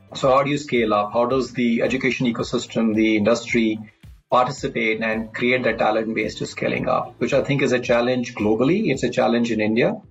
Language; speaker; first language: English; non-native, local second language; Hindi